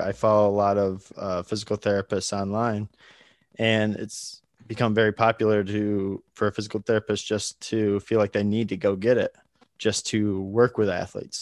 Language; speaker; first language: English; native; English